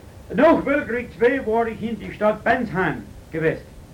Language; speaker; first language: German; early bilingual, other home language; Pennsylvania German